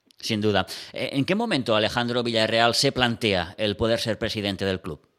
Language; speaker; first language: Spanish; non-native, local second language; Catalan